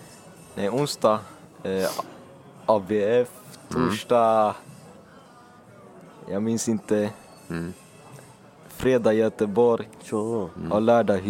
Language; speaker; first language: Swedish; early bilingual, other home language; Finnish